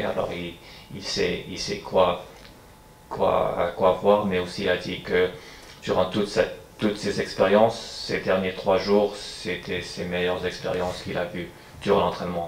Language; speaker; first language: French; non-native, fluent; English